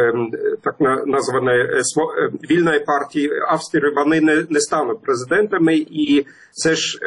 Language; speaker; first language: Ukrainian; non-native, fluent; German